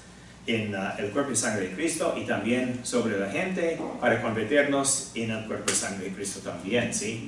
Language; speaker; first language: Spanish; non-native, fluent; English